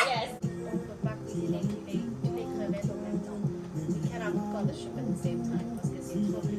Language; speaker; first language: French; non-native, fluent; English